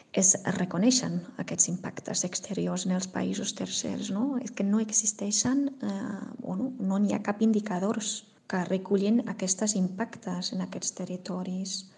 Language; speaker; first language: Catalan; non-native, fluent; German